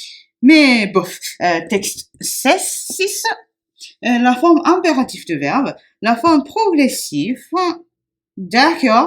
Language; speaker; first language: French; non-native, fluent; Japanese